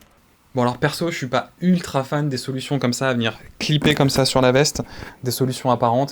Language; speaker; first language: French; native; French